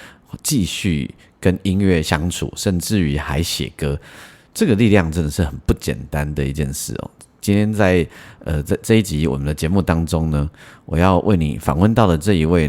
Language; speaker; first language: Chinese; native; Chinese